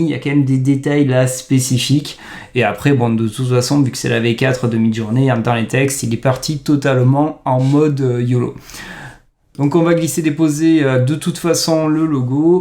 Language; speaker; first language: French; native; French